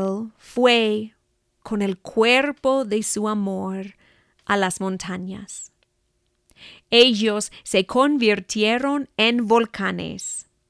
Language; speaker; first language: Spanish; non-native, fluent; English